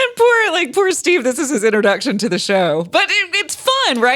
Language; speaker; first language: English; native; English